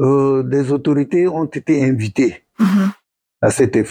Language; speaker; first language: French; non-native, local second language; Sango